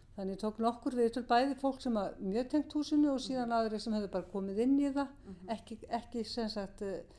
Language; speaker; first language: Icelandic; native; Icelandic